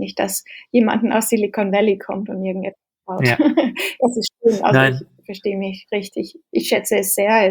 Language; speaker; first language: German; non-native, fluent; Danish